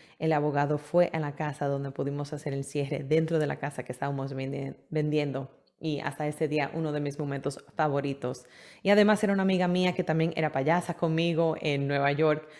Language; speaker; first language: Spanish; early bilingual, heritage; Spanish